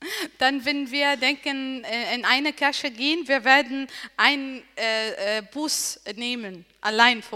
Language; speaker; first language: German; non-native, learner; Arabic